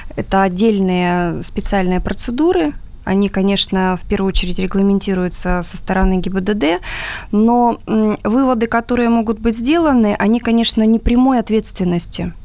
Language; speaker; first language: Russian; native; Russian